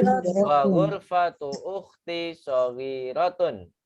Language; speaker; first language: Arabic; non-native, fluent; Indonesian